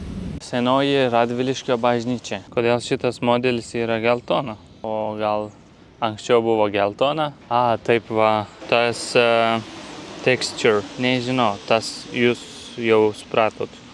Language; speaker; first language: Lithuanian; non-native, learner; Turkish